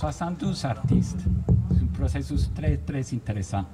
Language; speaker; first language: French; non-native, fluent; Spanish